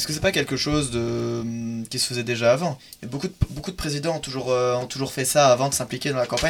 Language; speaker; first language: French; native; French